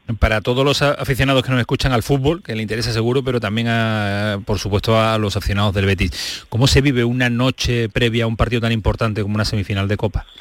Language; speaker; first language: Spanish; native; Spanish